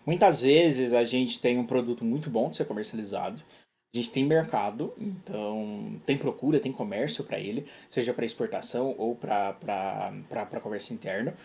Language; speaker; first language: Portuguese; native; Portuguese